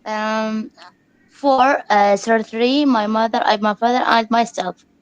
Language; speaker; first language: English; non-native, learner; Arabic